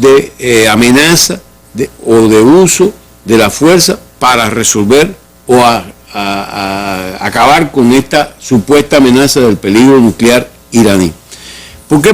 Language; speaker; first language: Spanish; native; Spanish